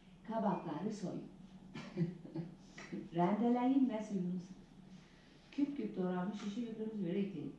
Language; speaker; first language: Turkish; native; Turkish